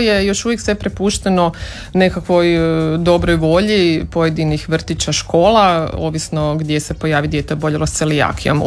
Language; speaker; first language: Serbian; native; Serbian